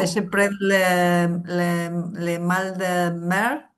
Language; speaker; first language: French; non-native, learner; Spanish